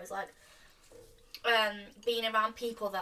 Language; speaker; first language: English; native; English